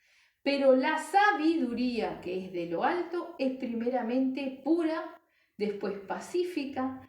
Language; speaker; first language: Spanish; native; Spanish